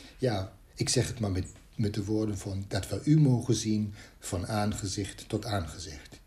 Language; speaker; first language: Dutch; native; Dutch